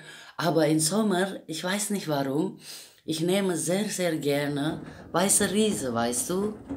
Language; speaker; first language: German; non-native, learner; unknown